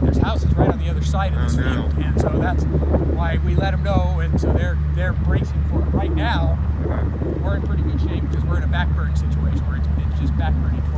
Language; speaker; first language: English; native; English